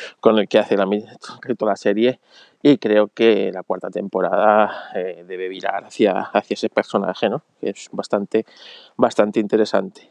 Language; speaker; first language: Spanish; native; Spanish